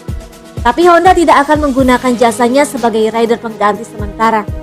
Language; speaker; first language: Indonesian; native; Indonesian